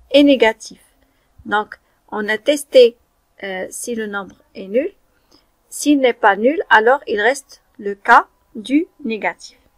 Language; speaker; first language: French; non-native, local second language; Arabic